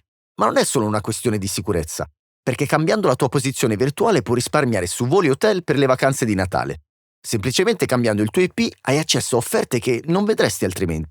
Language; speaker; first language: Italian; native; Italian